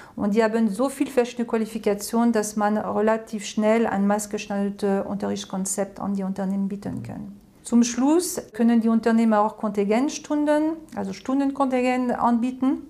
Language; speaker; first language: German; non-native, fluent; French